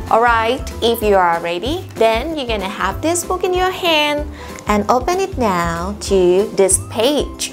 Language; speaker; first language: English; non-native, fluent; Thai